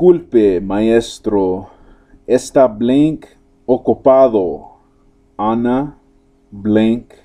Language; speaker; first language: Spanish; non-native, learner; English